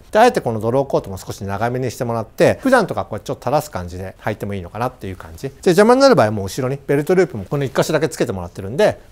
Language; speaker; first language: Japanese; native; Japanese